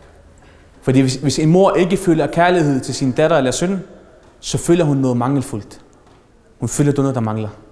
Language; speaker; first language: Danish; early bilingual, other home language; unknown